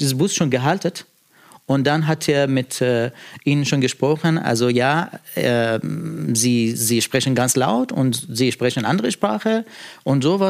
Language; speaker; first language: German; non-native, fluent; Persian